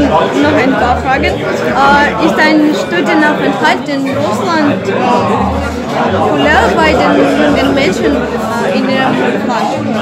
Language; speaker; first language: German; non-native, fluent; Russian